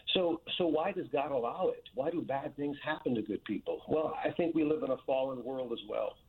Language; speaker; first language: English; native; English